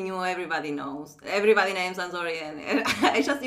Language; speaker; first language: English; non-native, fluent; Spanish